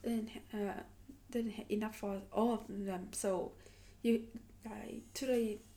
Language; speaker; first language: English; non-native, learner; Vietnamese